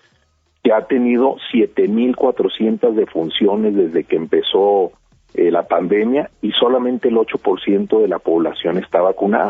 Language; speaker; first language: Spanish; native; Spanish